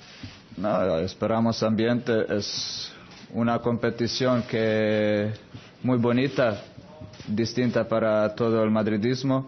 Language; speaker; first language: Spanish; non-native, fluent; Croatian